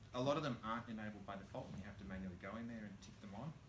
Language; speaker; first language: English; native; English